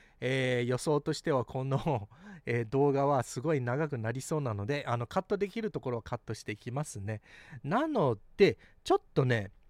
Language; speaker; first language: Japanese; early bilingual, heritage; Japanese